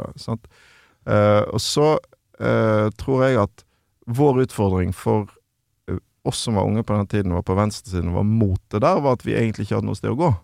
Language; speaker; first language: Norwegian; native; Norwegian